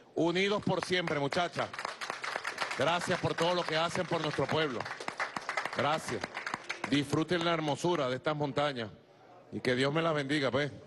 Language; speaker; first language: Spanish; native; Spanish